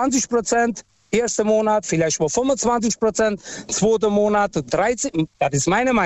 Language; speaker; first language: German; non-native, local second language; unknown